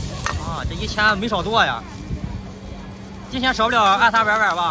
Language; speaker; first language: Chinese; native; Chinese